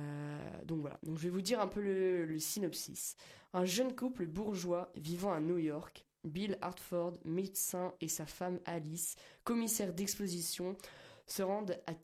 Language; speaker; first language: French; native; French